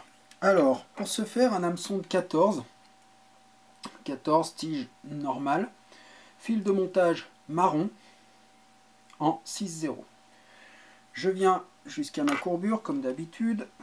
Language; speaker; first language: French; native; French